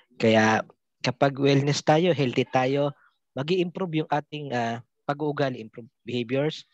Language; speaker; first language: Filipino; non-native, local second language; Cebuano